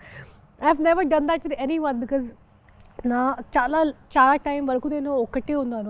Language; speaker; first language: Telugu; non-native, local second language; Hindi